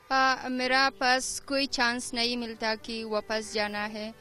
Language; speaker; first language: Hindi; non-native, learner; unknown